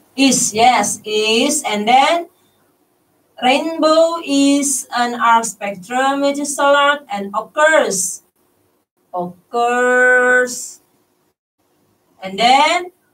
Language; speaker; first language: English; non-native, fluent; Indonesian